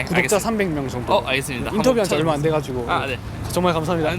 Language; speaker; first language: Korean; native; Korean